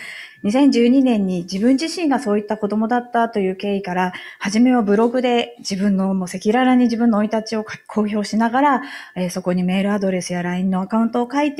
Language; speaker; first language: Japanese; native; Japanese